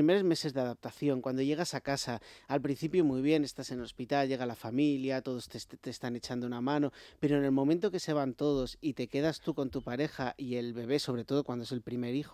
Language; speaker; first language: Spanish; native; Spanish